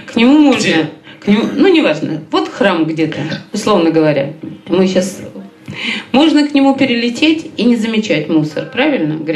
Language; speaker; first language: Russian; native; Russian